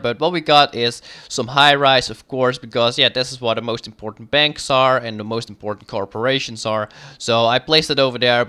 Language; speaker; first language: English; non-native, fluent; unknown